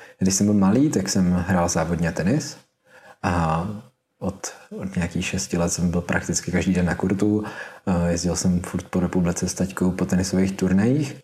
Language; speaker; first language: Czech; native; Czech